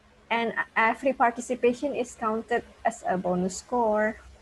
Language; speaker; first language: English; non-native, fluent; Indonesian